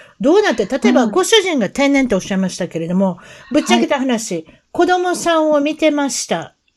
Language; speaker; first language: Japanese; native; Japanese